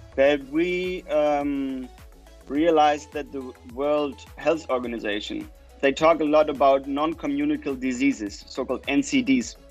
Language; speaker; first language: English; non-native, fluent; German